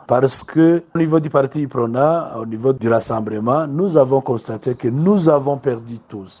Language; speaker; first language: French; non-native, local second language; Rundi